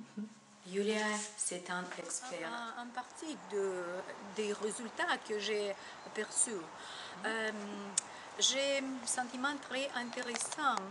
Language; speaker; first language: French; non-native, learner; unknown